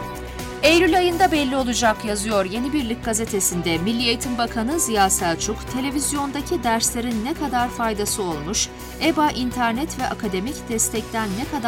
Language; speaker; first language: Turkish; native; Turkish